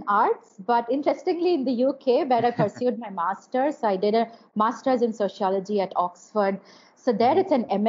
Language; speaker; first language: English; non-native, local second language; Tamil